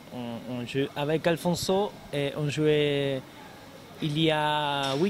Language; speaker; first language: French; non-native, learner; Spanish